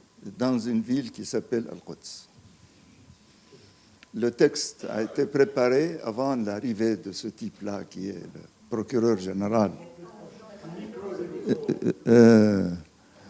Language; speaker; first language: French; non-native, fluent; Arabic